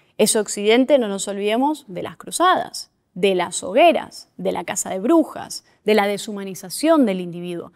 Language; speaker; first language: Spanish; native; Spanish